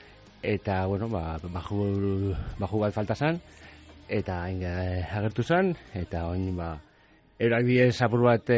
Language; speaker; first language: Basque; native; Basque